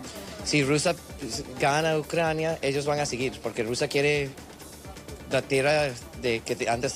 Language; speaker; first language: Spanish; early bilingual, heritage; Spanish